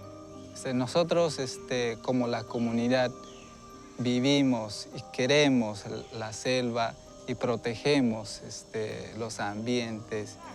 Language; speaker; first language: Spanish; non-native, local second language; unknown